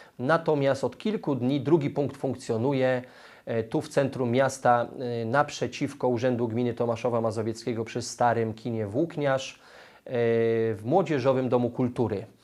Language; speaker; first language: Polish; native; Polish